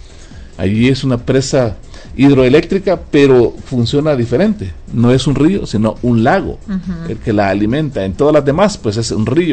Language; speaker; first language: Spanish; native; Spanish